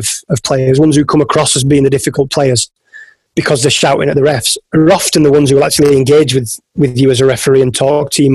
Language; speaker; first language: English; native; English